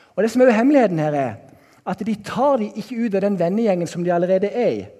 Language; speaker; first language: Norwegian; native; Norwegian